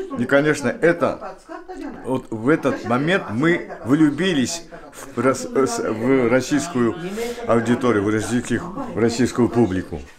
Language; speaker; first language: Russian; non-native, fluent; Japanese